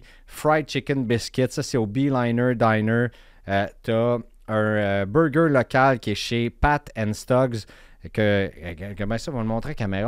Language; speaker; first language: French; native; French